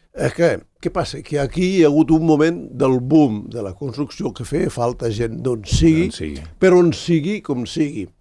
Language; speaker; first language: Catalan; native; Catalan